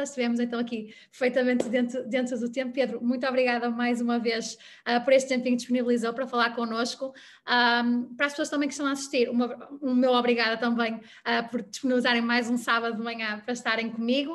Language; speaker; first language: Portuguese; native; Portuguese